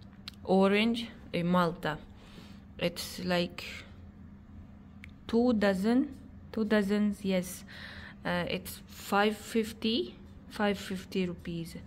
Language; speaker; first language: English; non-native, fluent; Chinese